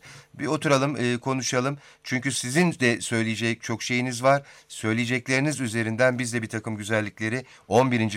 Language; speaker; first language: Turkish; native; Turkish